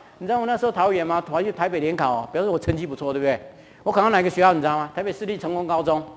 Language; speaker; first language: Chinese; non-native, local second language; Hakka Chinese